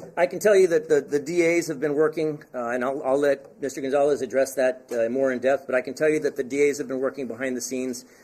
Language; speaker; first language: English; early bilingual, other home language; Spanish